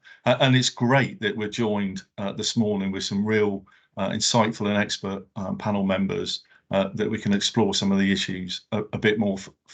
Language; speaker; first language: English; native; English